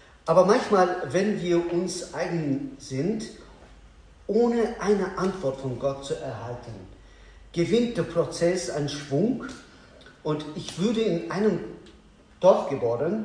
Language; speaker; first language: German; non-native, learner; Azerbaijani